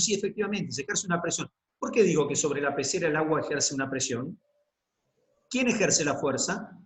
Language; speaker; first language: Spanish; native; Spanish